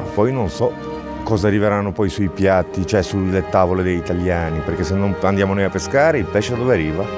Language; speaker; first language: Italian; non-native, fluent; Romanian